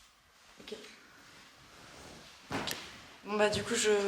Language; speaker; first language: French; native; French